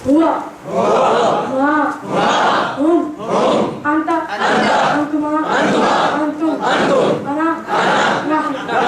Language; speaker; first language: Arabic; non-native, learner; Urdu